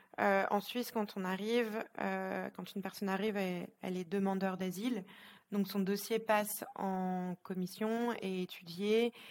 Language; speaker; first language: French; native; French